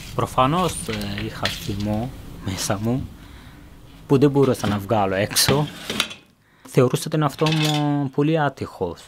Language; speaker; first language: Greek; non-native, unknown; Persian